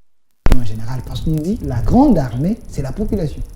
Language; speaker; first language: French; non-native, local second language; Lingala